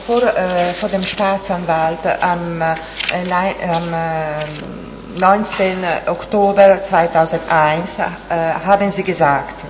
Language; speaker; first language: German; non-native, fluent; Italian